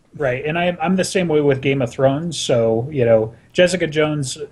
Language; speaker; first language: English; native; English